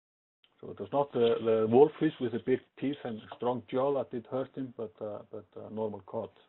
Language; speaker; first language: English; non-native, fluent; Icelandic